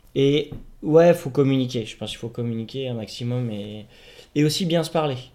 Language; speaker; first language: French; native; French